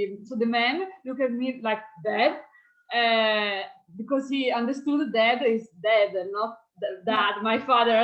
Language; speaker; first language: English; non-native, fluent; Italian